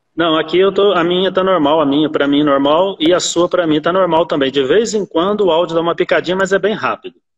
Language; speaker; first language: Portuguese; native; Portuguese